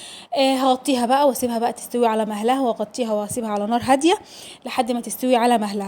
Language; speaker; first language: Arabic; native; Arabic